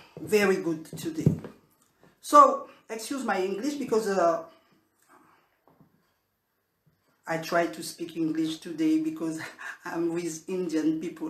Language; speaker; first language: English; non-native, learner; French